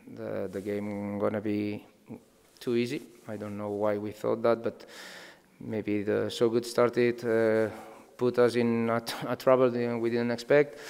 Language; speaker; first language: English; non-native, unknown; Catalan